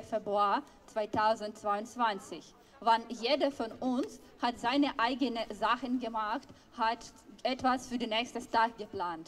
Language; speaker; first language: German; non-native, learner; Ukrainian